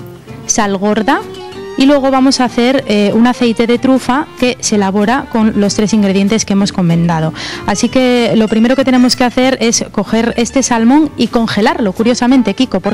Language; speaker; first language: Spanish; native; Spanish